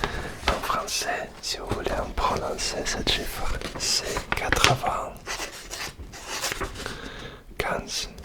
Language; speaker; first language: French; non-native, learner; Russian